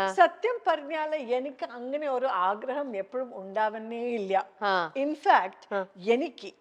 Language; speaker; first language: Malayalam; non-native, fluent; Kannada